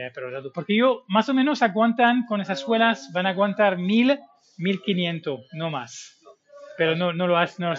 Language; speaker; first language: Spanish; non-native, fluent; English